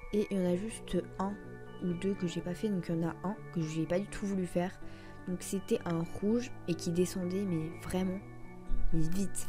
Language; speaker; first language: French; native; French